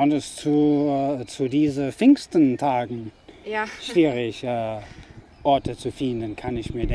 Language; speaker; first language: German; non-native, fluent; English